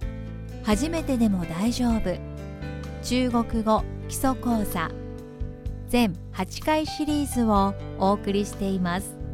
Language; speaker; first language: Japanese; native; Japanese